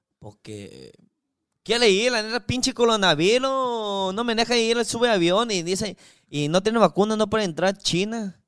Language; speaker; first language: Spanish; non-native, learner; Chinese